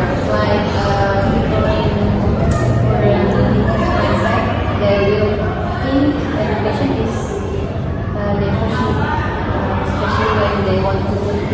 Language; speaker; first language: English; non-native, learner; Indonesian